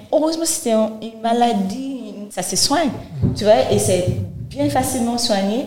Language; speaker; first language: French; non-native, fluent; Yoruba